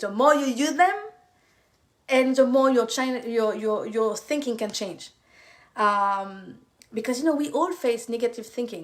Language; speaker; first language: English; non-native, fluent; French